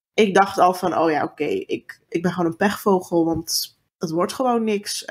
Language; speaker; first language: Dutch; early bilingual, other home language; Turkish